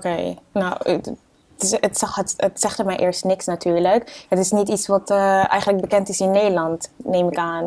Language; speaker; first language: Dutch; native; Dutch